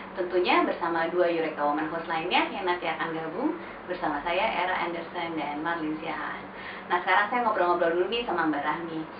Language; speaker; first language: Indonesian; native; Indonesian